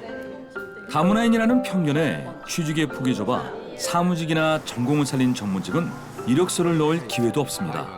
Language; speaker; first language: Korean; native; Korean